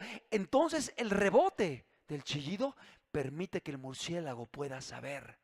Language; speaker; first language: Spanish; native; Spanish